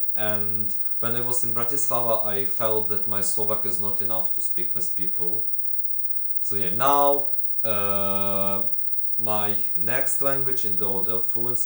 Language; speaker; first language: English; non-native, fluent; Ukrainian